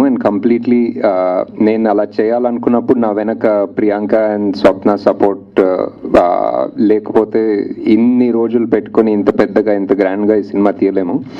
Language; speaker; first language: Telugu; native; Telugu